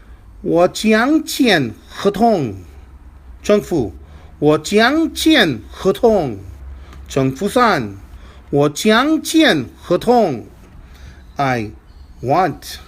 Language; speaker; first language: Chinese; non-native, fluent; English